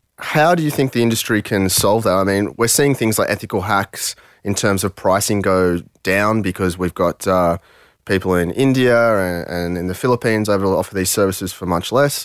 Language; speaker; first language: English; early bilingual, other home language; French